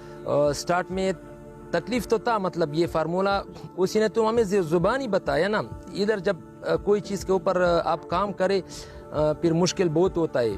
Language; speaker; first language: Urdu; non-native, local second language; Pashto